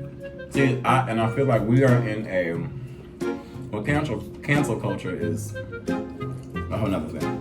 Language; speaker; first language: English; native; English